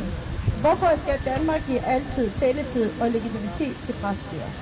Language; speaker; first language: Danish; non-native, fluent; Persian